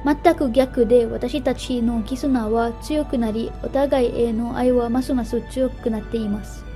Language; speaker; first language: Japanese; non-native, learner; Arabic